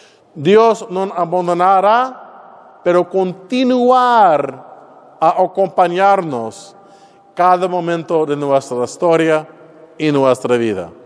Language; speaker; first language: Spanish; non-native, fluent; English